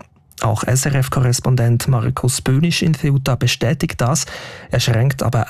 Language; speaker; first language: German; native; German